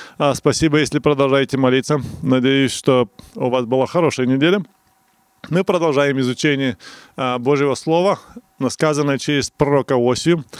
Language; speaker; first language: Russian; non-native, local second language; Romanian